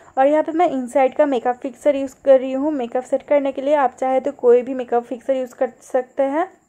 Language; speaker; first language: Hindi; non-native, local second language; Bangla